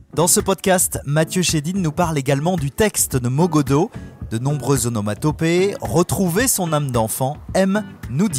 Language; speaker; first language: French; native; French